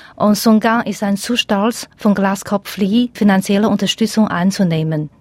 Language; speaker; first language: German; non-native, fluent; Chinese